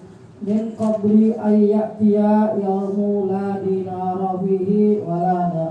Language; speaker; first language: Arabic; non-native, fluent; Indonesian